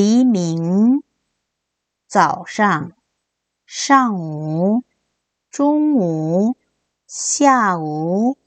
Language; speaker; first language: Chinese; non-native, fluent; Korean